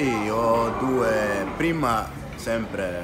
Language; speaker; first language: Italian; non-native, learner; Dutch